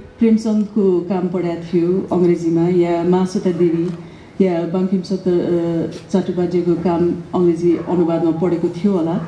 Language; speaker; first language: Nepali; native; Nepali